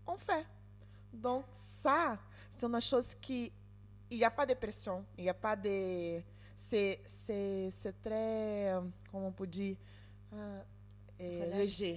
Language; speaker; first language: French; non-native, learner; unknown